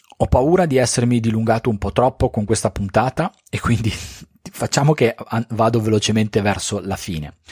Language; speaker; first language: Italian; native; Italian